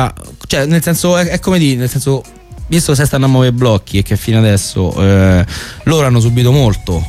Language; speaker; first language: Italian; native; Italian